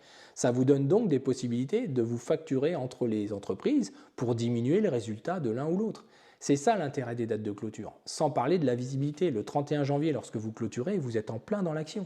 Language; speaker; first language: French; native; French